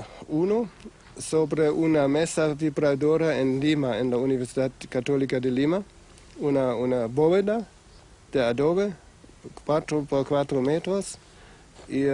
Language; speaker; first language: Spanish; non-native, fluent; German